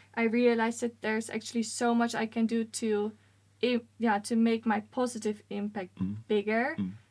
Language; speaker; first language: English; non-native, fluent; Dutch